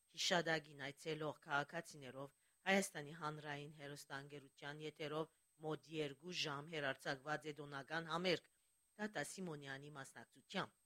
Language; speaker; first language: Armenian; early bilingual, heritage; Armenian